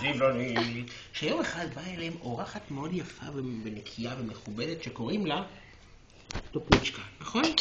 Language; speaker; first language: Hebrew; native; Hebrew